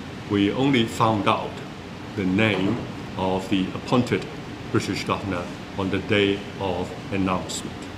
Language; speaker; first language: English; non-native, local second language; Cantonese